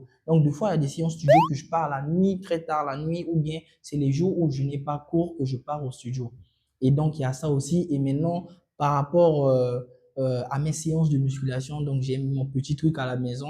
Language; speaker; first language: French; non-native, local second language; Sango